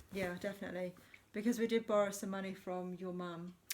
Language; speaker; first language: English; native; English